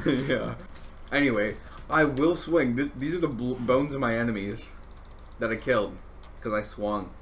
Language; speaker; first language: English; native; English